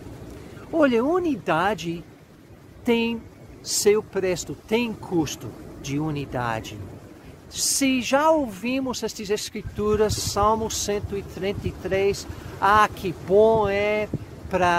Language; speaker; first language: Portuguese; non-native, fluent; English